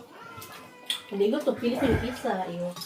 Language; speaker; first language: Korean; non-native, learner; Filipino